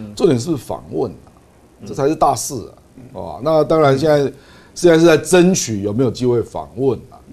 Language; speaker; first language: Chinese; native; Chinese